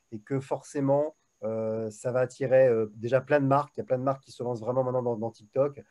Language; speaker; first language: French; native; French